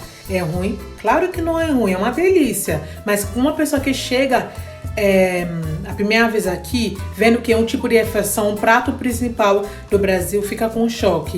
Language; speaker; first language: Portuguese; non-native, fluent; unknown